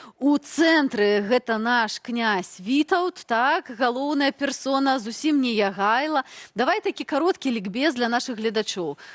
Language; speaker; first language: Belarusian; native; Belarusian